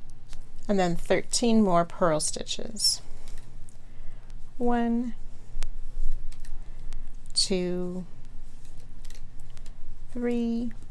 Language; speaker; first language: English; native; English